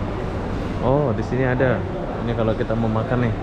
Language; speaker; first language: Indonesian; native; Indonesian